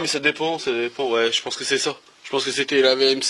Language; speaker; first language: French; native; French